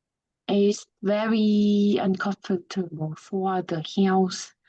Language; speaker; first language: English; non-native, learner; Vietnamese